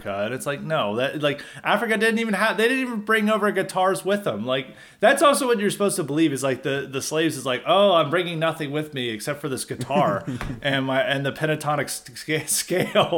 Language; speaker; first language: English; native; English